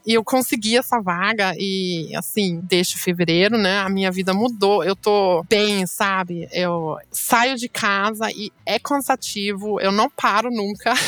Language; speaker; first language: Portuguese; non-native, fluent; German